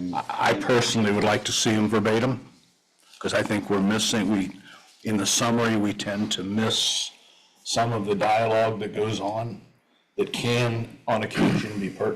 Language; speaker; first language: English; native; English